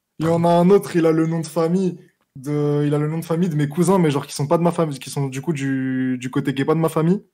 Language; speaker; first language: French; native; French